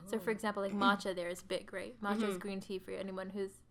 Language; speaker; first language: English; early bilingual, other home language; Sinhala